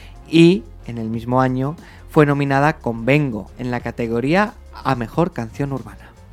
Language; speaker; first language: Spanish; native; Spanish